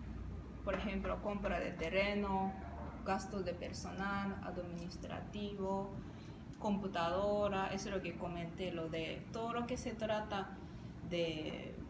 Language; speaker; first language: Spanish; non-native, fluent; Japanese